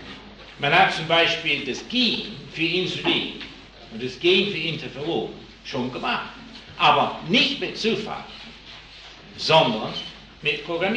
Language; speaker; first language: German; non-native, fluent; English